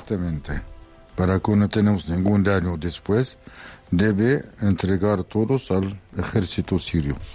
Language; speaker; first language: Spanish; non-native, fluent; Arabic